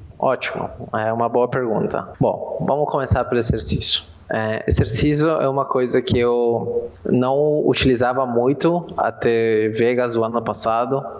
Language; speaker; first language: Portuguese; non-native, fluent; Spanish